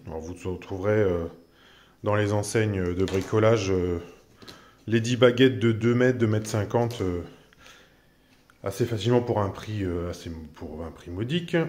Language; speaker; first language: French; native; French